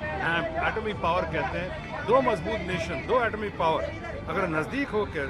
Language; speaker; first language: Hindi; native; Hindi